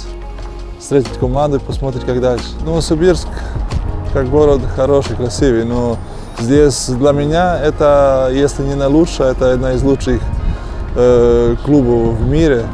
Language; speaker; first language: Russian; non-native, learner; Serbian